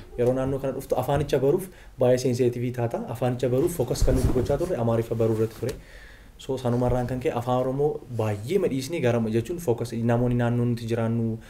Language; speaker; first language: Oromo; non-native, local second language; Amharic